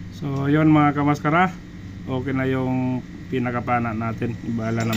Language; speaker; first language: Filipino; non-native, local second language; Bikol